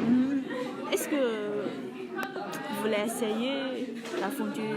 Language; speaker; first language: French; non-native, fluent; Chinese